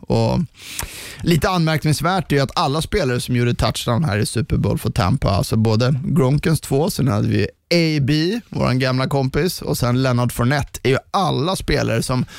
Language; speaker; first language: Swedish; native; Swedish